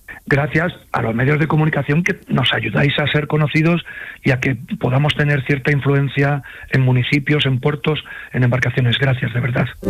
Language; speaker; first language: Spanish; native; Spanish